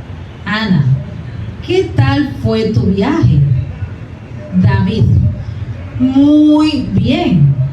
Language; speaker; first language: Spanish; non-native, fluent; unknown